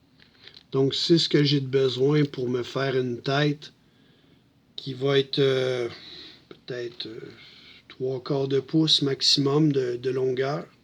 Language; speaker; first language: French; native; French